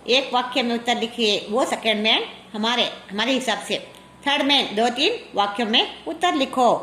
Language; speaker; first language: Hindi; non-native, local second language; Kannada